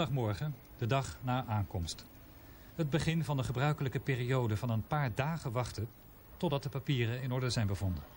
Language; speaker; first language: Dutch; native; Dutch